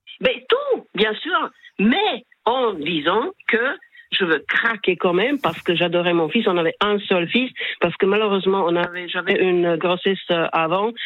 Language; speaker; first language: French; non-native, fluent; Slovak